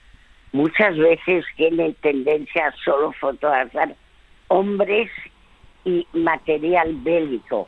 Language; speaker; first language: Spanish; non-native, fluent; French